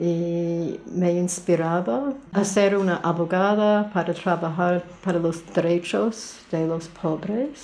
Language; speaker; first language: Spanish; non-native, fluent; English